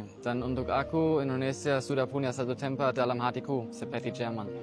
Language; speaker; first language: Indonesian; non-native, learner; German